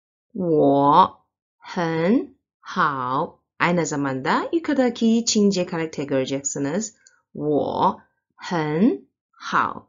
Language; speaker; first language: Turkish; non-native, learner; Chinese